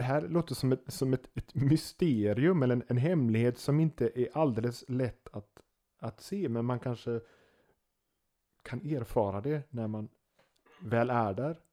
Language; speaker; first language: Swedish; native; Swedish